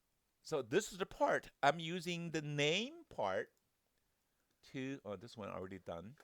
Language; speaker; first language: English; non-native, fluent; Chinese